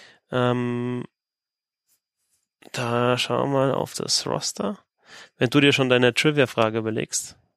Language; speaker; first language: German; native; German